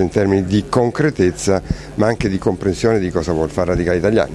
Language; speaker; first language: Italian; native; Italian